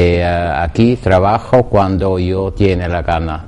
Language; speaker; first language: Spanish; non-native, learner; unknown